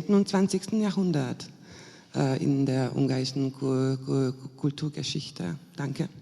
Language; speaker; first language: German; non-native, fluent; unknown